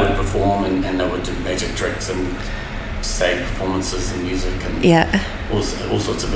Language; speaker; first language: English; native; English